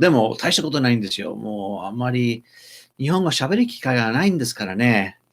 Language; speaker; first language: Japanese; non-native, fluent; English